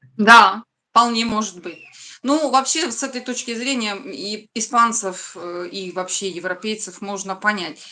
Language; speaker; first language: Russian; native; Russian